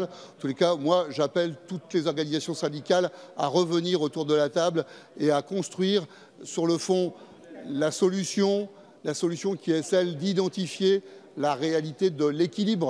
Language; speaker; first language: French; native; French